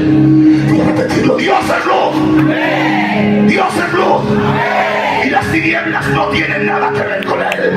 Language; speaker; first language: Spanish; native; Spanish